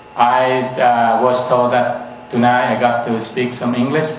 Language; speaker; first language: English; non-native, fluent; Vietnamese